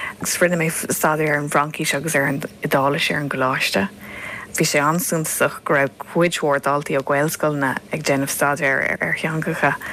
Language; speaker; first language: Irish; non-native, local second language; English